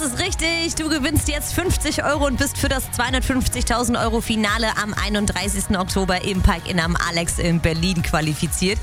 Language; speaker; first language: German; native; German